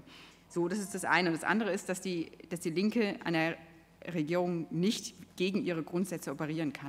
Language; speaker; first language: German; native; German